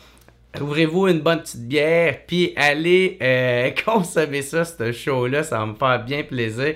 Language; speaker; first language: French; native; French